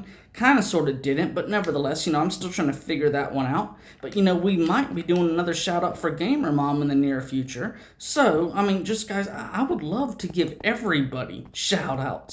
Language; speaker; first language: English; native; English